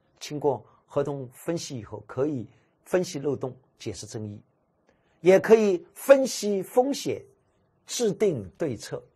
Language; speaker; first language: Chinese; native; Chinese